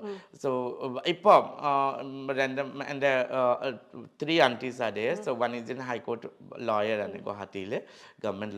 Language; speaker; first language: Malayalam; non-native, learner; Assamese